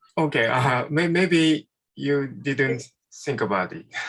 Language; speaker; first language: English; non-native, fluent; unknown